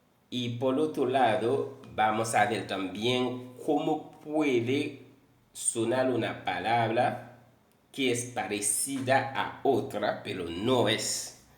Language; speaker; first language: Spanish; non-native, fluent; Haitian Creole